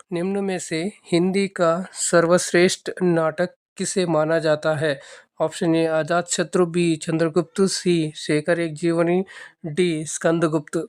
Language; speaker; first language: Hindi; non-native, local second language; Telugu